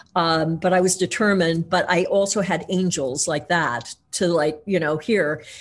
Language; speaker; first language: English; native; English